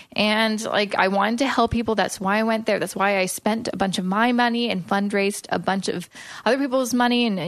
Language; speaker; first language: English; native; English